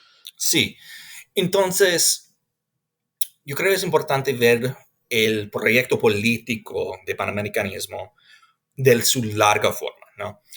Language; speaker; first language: Spanish; non-native, fluent; English